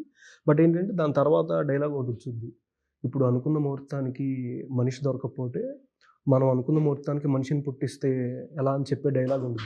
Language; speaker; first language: Telugu; native; Telugu